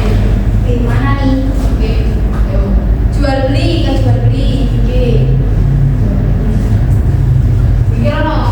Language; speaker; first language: Indonesian; native; Indonesian